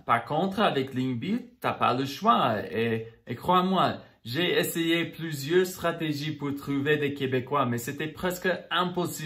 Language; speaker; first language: French; non-native, fluent; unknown